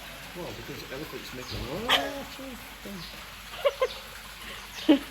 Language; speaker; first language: English; native; English